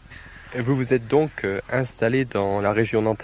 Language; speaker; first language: French; native; French